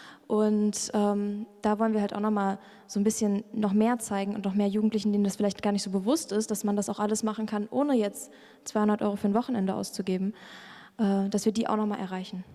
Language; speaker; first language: German; native; German